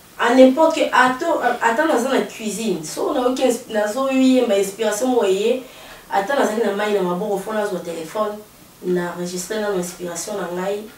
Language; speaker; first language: Lingala; native; Lingala